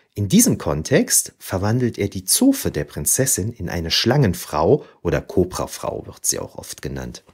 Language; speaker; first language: German; native; German